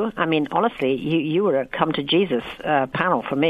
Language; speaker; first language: English; native; English